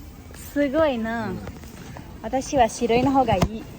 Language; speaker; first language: Japanese; non-native, local second language; Nepali